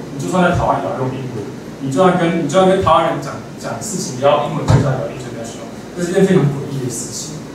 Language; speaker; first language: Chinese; native; Chinese